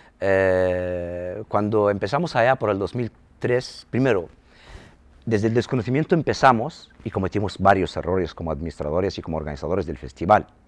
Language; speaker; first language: Spanish; non-native, local second language; Arabic